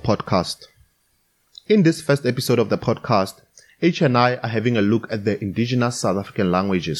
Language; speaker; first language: English; non-native, local second language; Tswana